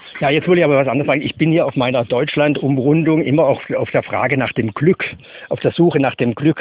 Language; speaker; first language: German; native; German